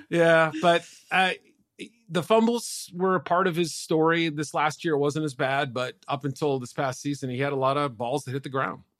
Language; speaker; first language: English; native; English